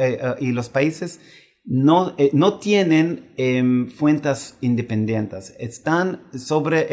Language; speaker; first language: Spanish; non-native, fluent; Hebrew